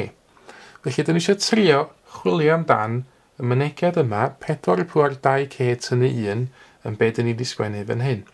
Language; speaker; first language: Welsh; native; Welsh